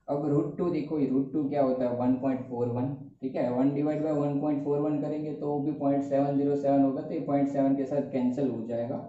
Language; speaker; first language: Hindi; non-native, local second language; Gujarati